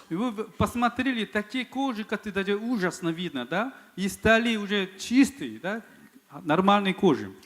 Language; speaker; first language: Russian; non-native, fluent; Korean